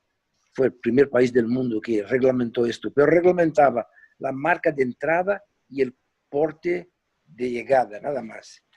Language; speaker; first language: Spanish; non-native, fluent; Portuguese